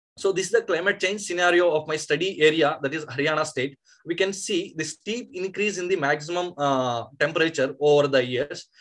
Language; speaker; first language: English; non-native, local second language; Kannada